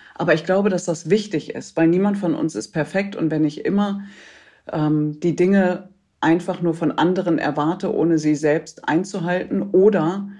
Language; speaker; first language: German; native; German